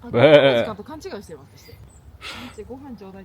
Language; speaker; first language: Japanese; native; Japanese